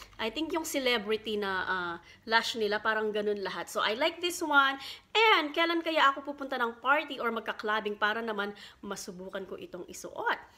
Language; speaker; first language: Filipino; non-native, local second language; Pampanga